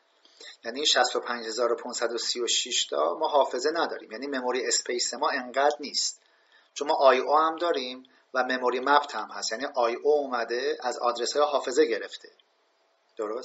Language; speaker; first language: Persian; native; Persian